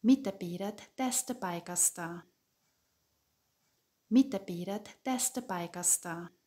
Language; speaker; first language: Finnish; non-native, fluent; German